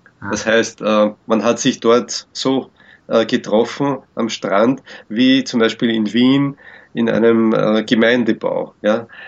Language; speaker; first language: German; native; German